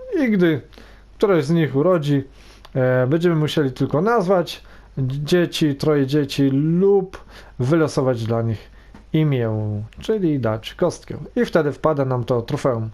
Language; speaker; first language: Polish; native; Polish